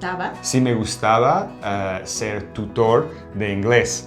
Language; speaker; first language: Spanish; non-native, fluent; English